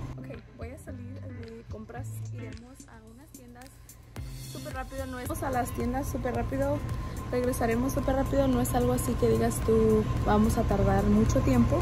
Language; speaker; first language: Spanish; early bilingual, heritage; Spanish